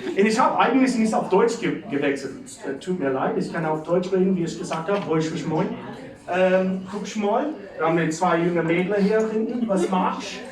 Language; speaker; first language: German; non-native, fluent; English